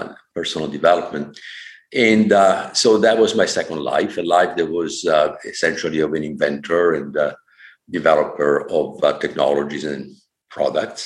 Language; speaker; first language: English; non-native, fluent; Italian